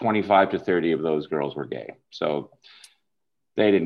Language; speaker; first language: English; native; English